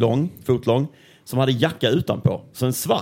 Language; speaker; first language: Swedish; native; Swedish